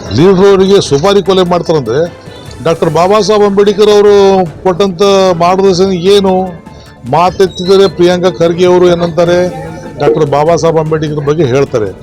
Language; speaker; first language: Kannada; non-native, local second language; Lambadi